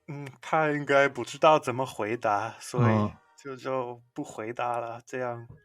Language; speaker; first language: Chinese; non-native, fluent; English